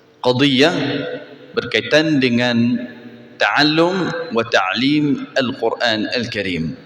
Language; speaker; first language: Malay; non-native, fluent; Arabic